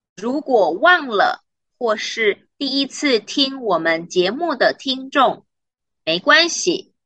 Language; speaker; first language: Chinese; native; Chinese